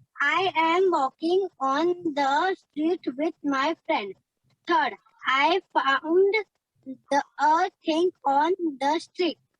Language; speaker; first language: English; non-native, learner; Hindi